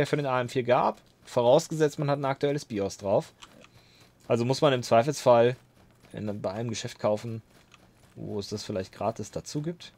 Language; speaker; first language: German; native; German